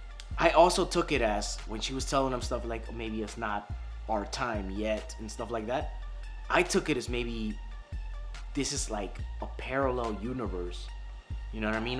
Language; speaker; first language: English; native; English